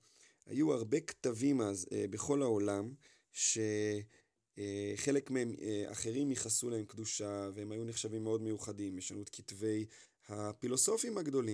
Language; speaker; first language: Hebrew; native; Hebrew